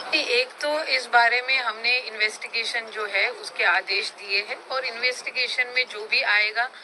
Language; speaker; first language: Hindi; non-native, local second language; Marathi